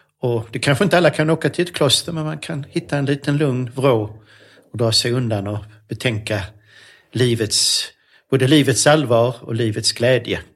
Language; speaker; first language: Swedish; native; Swedish